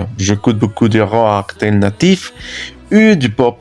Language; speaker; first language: French; non-native, learner; Spanish